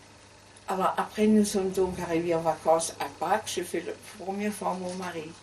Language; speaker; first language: French; non-native, learner; German